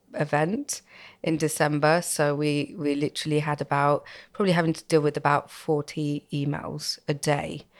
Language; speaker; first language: English; native; English